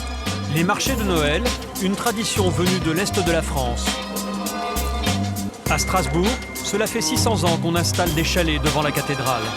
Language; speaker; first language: French; native; French